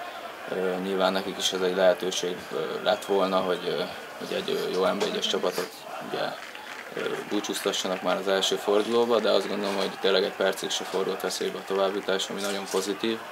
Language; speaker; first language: Hungarian; native; Hungarian